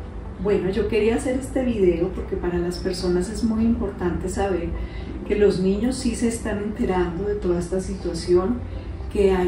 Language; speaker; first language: Spanish; native; Spanish